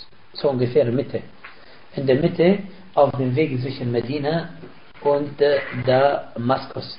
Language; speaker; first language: German; non-native, fluent; Arabic